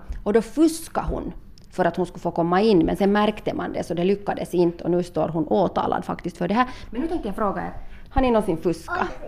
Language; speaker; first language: Swedish; native; Swedish